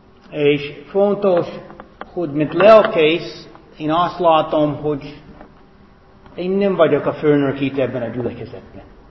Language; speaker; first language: Hungarian; non-native, fluent; English